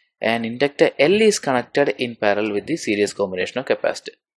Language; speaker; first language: English; non-native, local second language; Malayalam